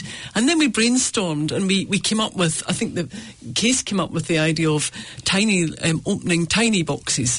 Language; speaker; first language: English; native; English